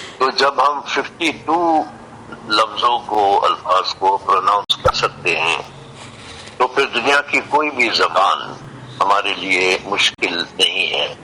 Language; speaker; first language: Urdu; non-native, local second language; Sindhi